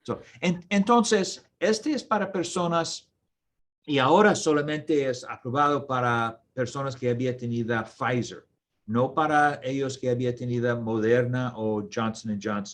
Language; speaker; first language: Spanish; non-native, learner; English